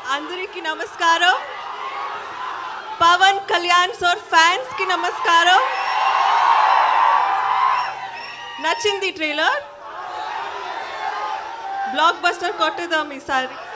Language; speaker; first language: Telugu; non-native, learner; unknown